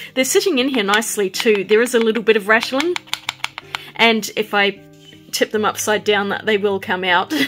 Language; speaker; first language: English; native; English